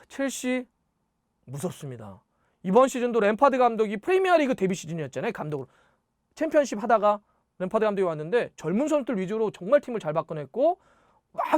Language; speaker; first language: Korean; native; Korean